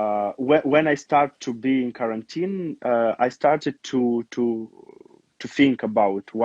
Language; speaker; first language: English; non-native, learner; Romanian